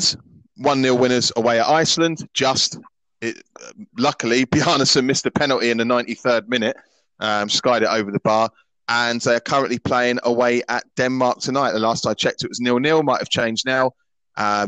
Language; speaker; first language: English; native; English